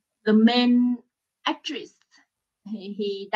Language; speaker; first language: English; non-native, learner; Vietnamese